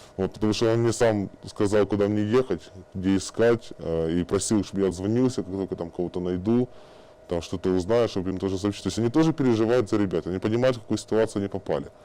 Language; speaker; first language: Russian; native; Russian